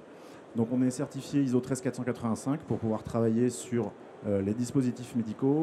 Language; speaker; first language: French; native; French